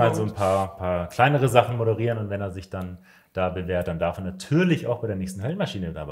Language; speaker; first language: German; native; German